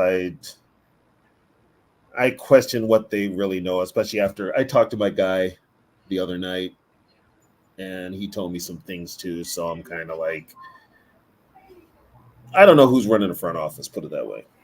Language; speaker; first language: English; native; English